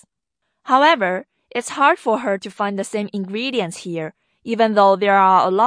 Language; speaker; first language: English; non-native, fluent; Chinese